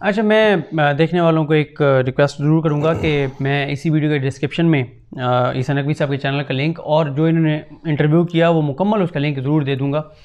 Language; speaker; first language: Urdu; non-native, local second language; Punjabi